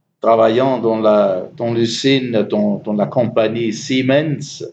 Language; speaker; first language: French; non-native, learner; German